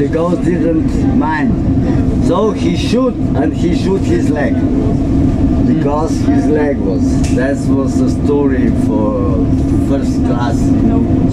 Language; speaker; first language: English; non-native, learner; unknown